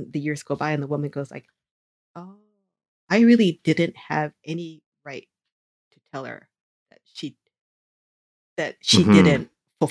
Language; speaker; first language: English; native; English